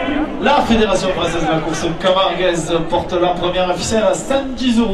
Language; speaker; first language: French; native; French